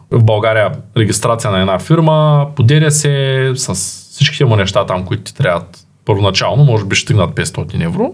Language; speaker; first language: Bulgarian; native; Bulgarian